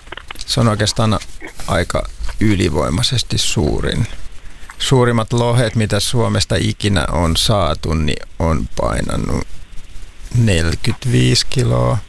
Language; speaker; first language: Finnish; native; Finnish